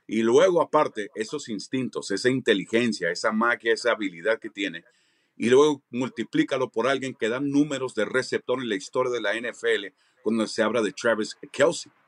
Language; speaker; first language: Spanish; early bilingual, heritage; Spanish